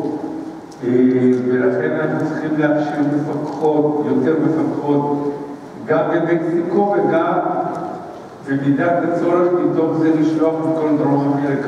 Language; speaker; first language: Hebrew; early bilingual, other home language; Spanish